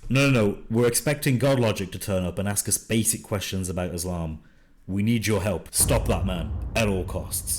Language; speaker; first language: English; native; English